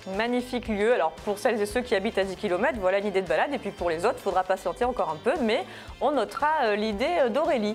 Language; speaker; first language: French; native; French